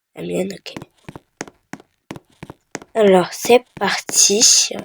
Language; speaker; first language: French; native; French